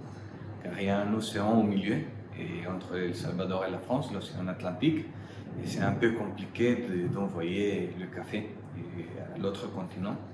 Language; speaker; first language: French; non-native, fluent; Spanish